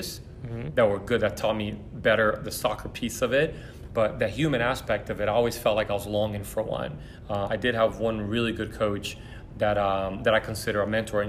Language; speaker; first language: English; early bilingual, other home language; Portuguese